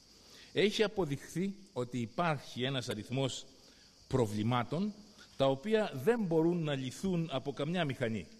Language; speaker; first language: Greek; native; Greek